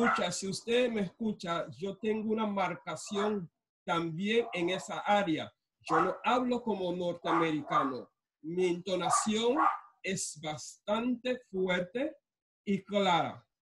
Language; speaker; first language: Spanish; non-native, local second language; English